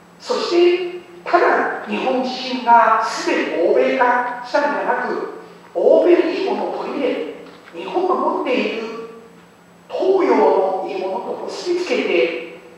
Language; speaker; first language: Japanese; non-native, fluent; Chinese